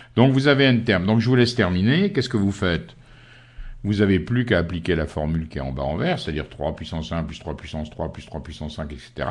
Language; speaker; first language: French; native; French